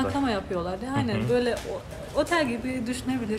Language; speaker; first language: Turkish; non-native, fluent; Slovenian